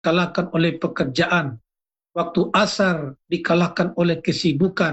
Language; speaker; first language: Indonesian; native; Indonesian